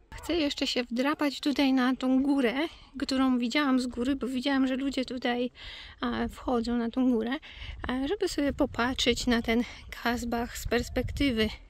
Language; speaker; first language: Polish; native; Polish